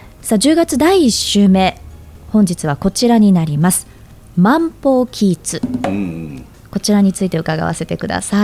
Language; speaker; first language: Japanese; native; Japanese